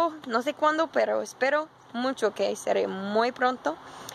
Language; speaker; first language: Spanish; non-native, learner; English